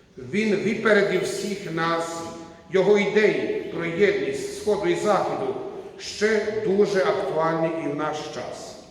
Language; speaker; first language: Ukrainian; non-native, learner; Croatian